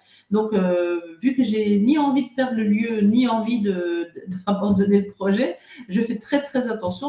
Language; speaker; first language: French; native; French